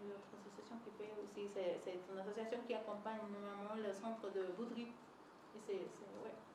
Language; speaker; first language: French; non-native, learner; Spanish